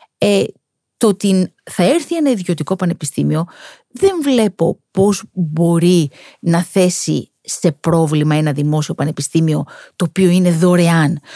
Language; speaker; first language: Greek; native; Greek